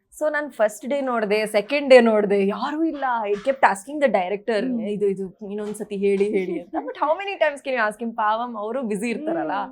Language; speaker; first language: Kannada; native; Kannada